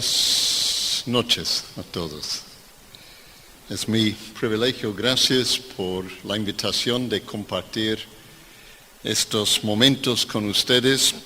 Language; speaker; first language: Spanish; non-native, fluent; English